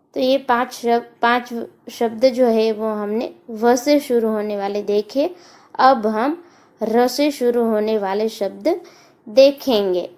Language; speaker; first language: Hindi; non-native, local second language; Gujarati